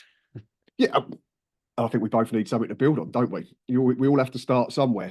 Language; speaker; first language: English; native; English